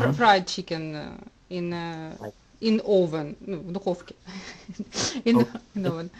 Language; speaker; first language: English; non-native, learner; Russian